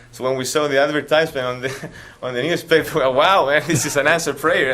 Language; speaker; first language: English; non-native, fluent; Spanish